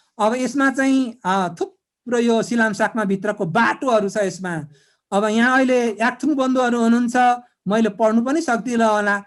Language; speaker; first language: Nepali; non-native, local second language; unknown